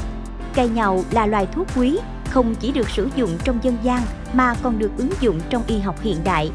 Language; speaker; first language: Vietnamese; native; Vietnamese